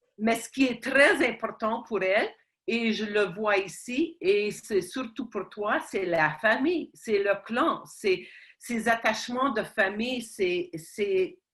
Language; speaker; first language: French; non-native, fluent; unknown